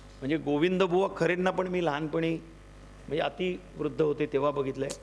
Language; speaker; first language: Marathi; non-native, local second language; Gujarati